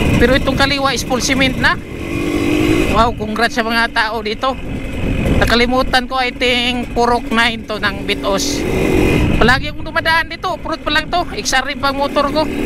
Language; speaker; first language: Filipino; non-native, local second language; Cebuano